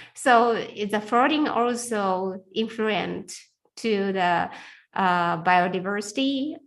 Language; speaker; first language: English; non-native, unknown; Japanese